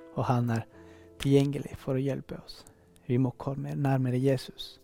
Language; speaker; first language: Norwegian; non-native, fluent; Spanish